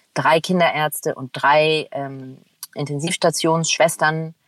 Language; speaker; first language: German; native; German